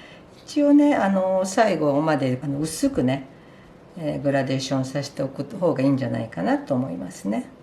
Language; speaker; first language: Japanese; native; Japanese